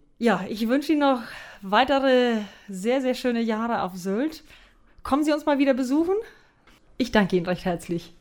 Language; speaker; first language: German; native; German